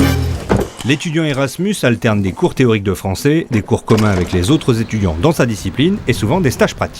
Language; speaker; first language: French; native; French